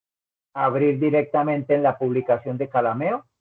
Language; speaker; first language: Spanish; native; Spanish